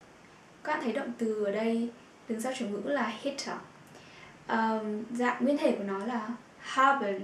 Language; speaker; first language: Vietnamese; native; Vietnamese